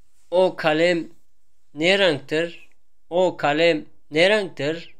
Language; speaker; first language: Turkish; non-native, fluent; Tajik